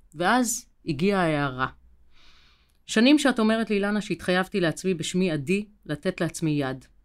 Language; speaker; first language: Hebrew; native; Hebrew